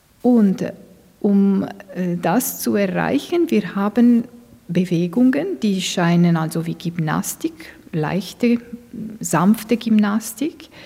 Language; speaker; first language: German; non-native, fluent; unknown